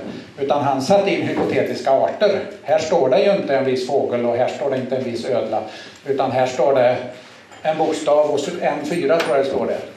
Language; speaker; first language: Swedish; native; Swedish